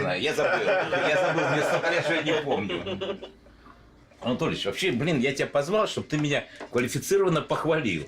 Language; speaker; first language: Russian; native; Russian